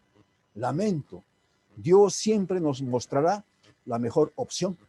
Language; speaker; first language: Spanish; native; Spanish